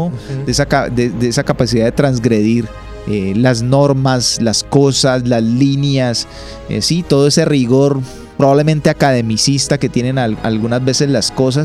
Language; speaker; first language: Spanish; native; Spanish